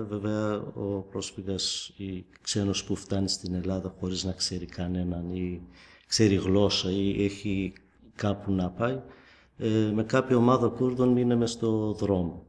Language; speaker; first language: Greek; non-native, fluent; Kurdish